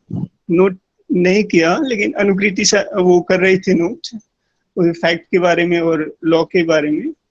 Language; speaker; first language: Hindi; native; Hindi